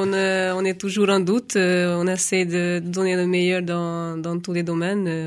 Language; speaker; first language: French; non-native, fluent; Hungarian